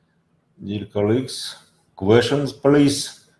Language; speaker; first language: English; non-native, learner; Russian